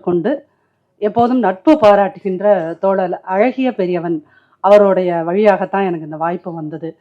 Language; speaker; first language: Tamil; native; Tamil